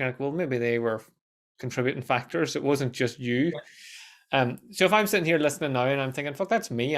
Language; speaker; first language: English; native; English